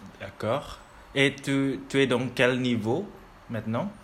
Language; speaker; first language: French; non-native, learner; Indonesian